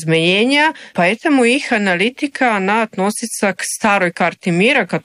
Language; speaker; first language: Russian; non-native, fluent; Serbian